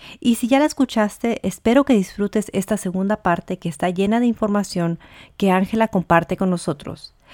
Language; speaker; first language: Spanish; early bilingual, heritage; Spanish